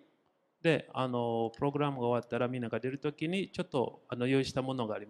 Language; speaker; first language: Japanese; non-native, fluent; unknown